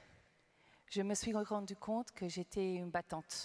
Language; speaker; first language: French; non-native, fluent; English